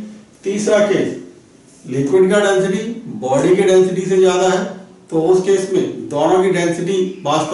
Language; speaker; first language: Hindi; native; Hindi